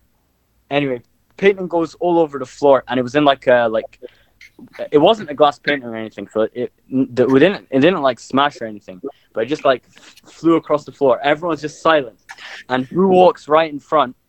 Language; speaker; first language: English; native; English